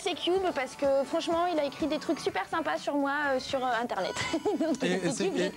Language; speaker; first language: French; native; French